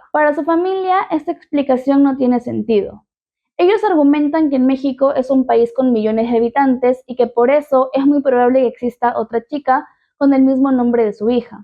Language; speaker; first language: Spanish; native; Spanish